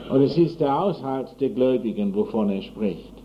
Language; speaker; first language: German; non-native, fluent; English